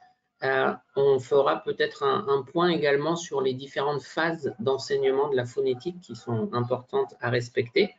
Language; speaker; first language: French; native; French